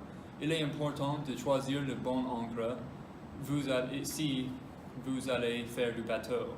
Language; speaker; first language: French; non-native, learner; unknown